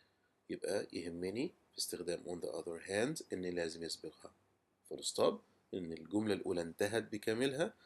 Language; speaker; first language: Arabic; native; Arabic